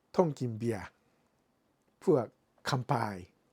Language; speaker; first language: Thai; non-native, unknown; Japanese